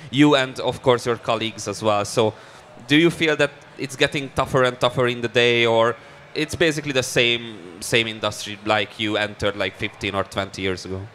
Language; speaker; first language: English; early bilingual, other home language; Hungarian